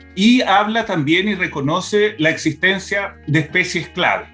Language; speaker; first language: Spanish; early bilingual, other home language; Portuguese